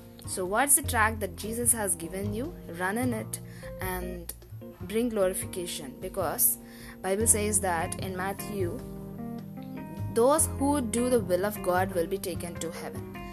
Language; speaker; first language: English; non-native, local second language; Tamil